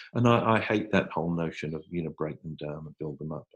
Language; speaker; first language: English; native; English